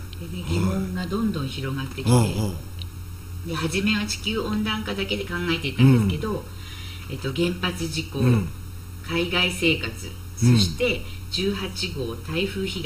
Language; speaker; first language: Japanese; native; Japanese